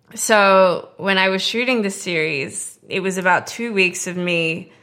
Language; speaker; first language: English; native; English